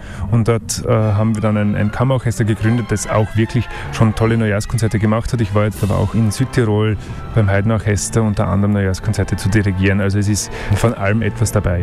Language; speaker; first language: German; native; German